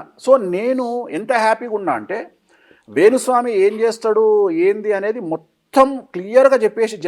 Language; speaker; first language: Telugu; native; Telugu